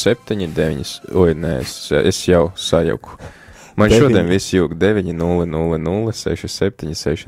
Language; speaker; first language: Latvian; native; Latvian